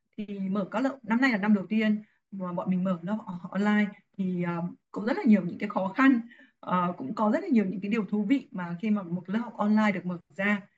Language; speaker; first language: Vietnamese; native; Vietnamese